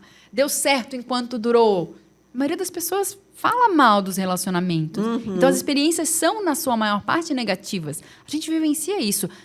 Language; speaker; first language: Portuguese; native; Portuguese